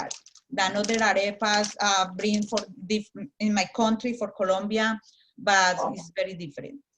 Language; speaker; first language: English; non-native, learner; Spanish